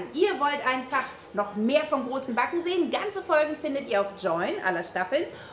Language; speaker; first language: German; native; German